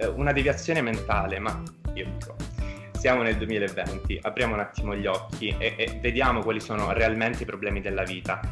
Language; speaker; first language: Italian; native; Italian